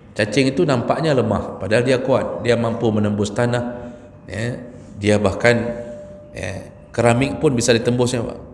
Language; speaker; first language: Malay; native; Malay